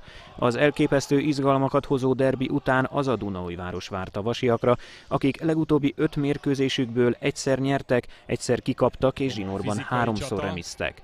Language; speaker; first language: Hungarian; native; Hungarian